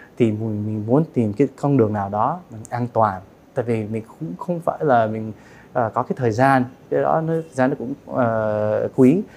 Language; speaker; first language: Vietnamese; early bilingual, heritage; Vietnamese